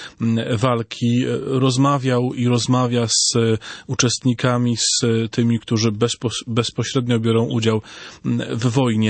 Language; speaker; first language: Polish; native; Polish